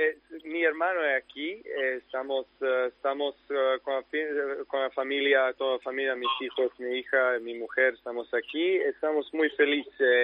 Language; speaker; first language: Spanish; non-native, learner; Serbian